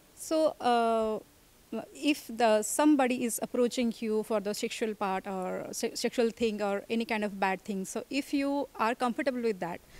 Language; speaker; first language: English; non-native, local second language; Odia